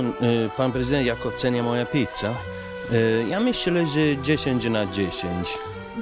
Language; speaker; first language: Polish; non-native, fluent; Italian